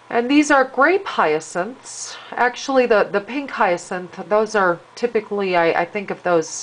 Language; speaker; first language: English; native; English